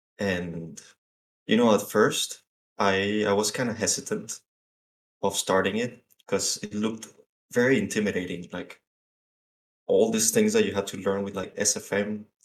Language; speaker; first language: English; non-native, fluent; Spanish